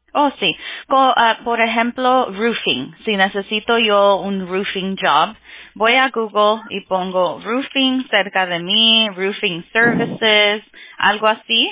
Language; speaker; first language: Spanish; early bilingual, heritage; Spanish